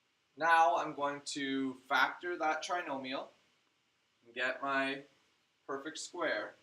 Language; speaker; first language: English; native; English